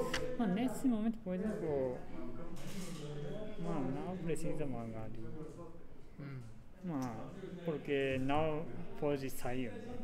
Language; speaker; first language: Portuguese; non-native, learner; Japanese